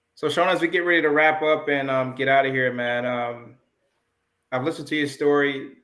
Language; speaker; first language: English; early bilingual, other home language; Jamaican Creole English